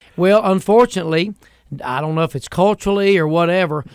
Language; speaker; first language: English; native; English